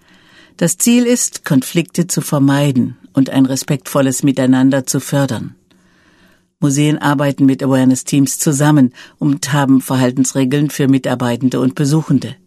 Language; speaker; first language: German; native; German